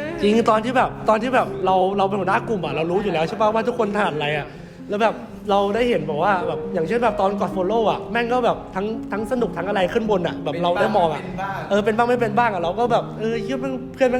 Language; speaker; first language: Thai; native; Thai